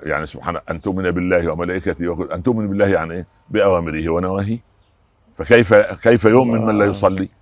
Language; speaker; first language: Arabic; native; Arabic